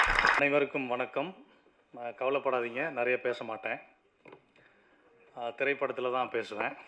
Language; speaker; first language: Tamil; native; Tamil